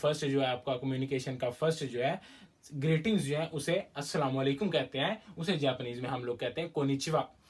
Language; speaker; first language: Urdu; native; Urdu